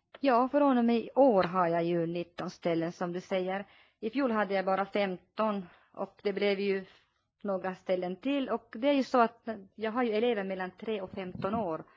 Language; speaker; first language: Swedish; non-native, local second language; Finnish